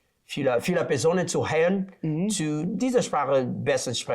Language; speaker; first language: German; non-native, learner; Portuguese